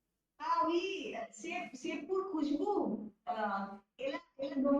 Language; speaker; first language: French; non-native, learner; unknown